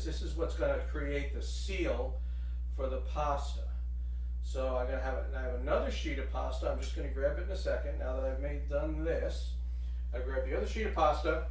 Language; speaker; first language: English; native; English